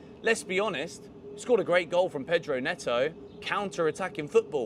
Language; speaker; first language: English; native; English